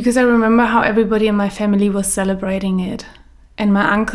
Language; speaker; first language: English; early bilingual, other home language; German